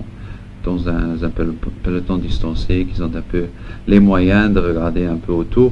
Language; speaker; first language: French; non-native, local second language; Luxembourgish